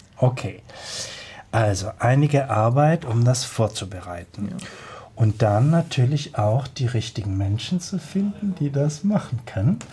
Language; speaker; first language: German; native; German